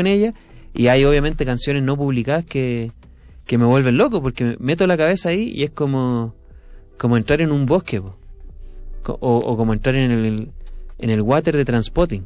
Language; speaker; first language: Spanish; native; Spanish